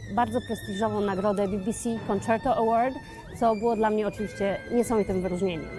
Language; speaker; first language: Polish; native; Polish